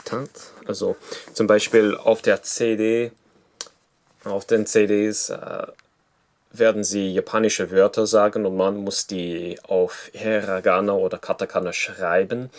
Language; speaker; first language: German; non-native, fluent; English